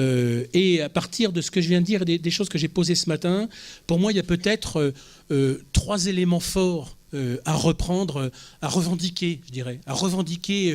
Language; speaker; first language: French; native; French